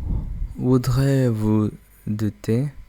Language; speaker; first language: French; non-native, learner; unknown